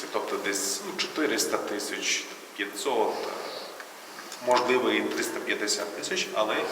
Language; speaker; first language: Ukrainian; non-native, local second language; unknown